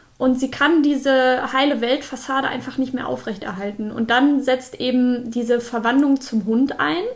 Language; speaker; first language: German; native; German